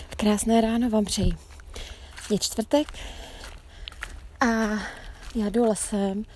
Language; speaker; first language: Czech; native; Czech